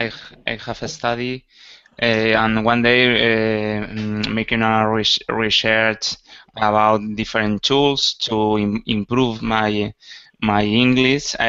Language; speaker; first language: English; non-native, learner; Spanish